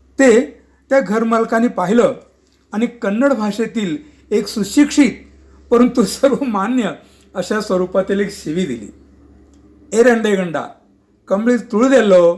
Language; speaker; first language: Marathi; non-native, local second language; Kannada